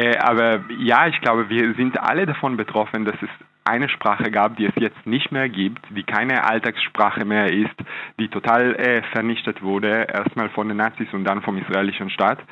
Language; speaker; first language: German; non-native, fluent; Hebrew